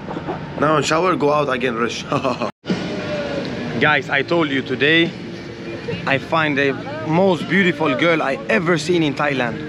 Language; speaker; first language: English; non-native, learner; Portuguese